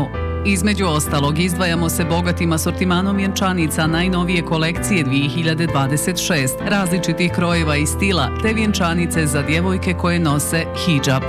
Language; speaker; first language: Bosnian; native; Bosnian